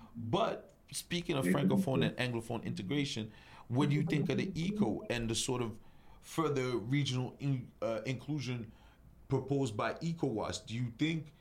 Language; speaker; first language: English; non-native, local second language; French